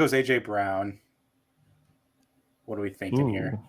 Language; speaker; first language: English; native; English